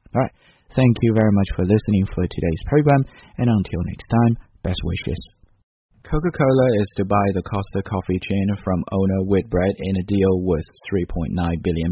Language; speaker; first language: English; non-native, fluent; Chinese